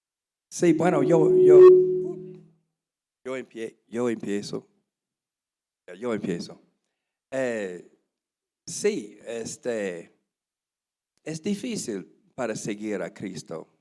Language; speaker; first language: Spanish; non-native, learner; English